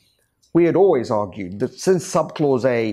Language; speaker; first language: English; native; English